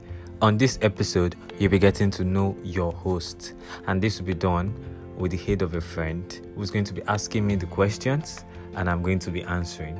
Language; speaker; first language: English; non-native, local second language; Yoruba